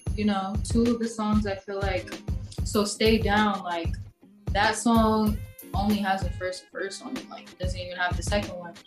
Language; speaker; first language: English; native; English